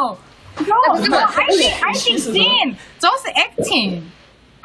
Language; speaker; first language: English; non-native, learner; Korean